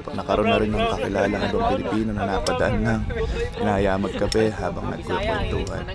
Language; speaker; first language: Filipino; native; Filipino